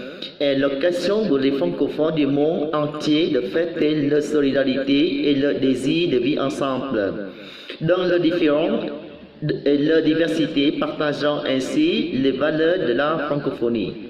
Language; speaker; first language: French; non-native, learner; Vietnamese